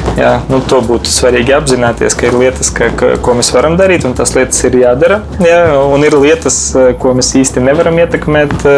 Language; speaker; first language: Latvian; non-native, local second language; Russian